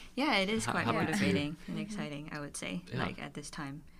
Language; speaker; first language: English; non-native, local second language; Cantonese